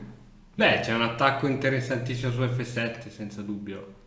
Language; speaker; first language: Italian; native; Italian